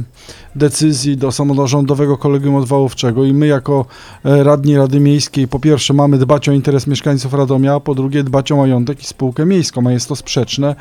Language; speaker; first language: Polish; native; Polish